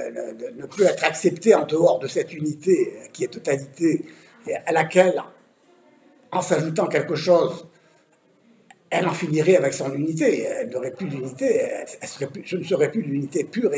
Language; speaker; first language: French; native; French